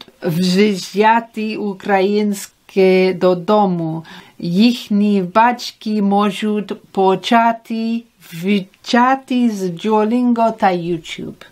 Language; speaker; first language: Ukrainian; non-native, learner; English